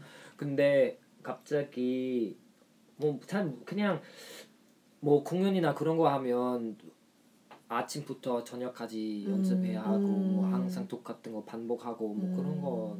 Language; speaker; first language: Korean; non-native, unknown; German